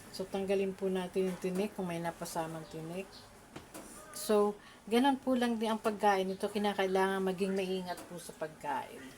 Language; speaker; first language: Filipino; native; Filipino